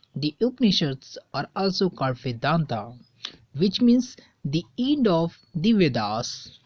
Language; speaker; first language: English; non-native, local second language; Hindi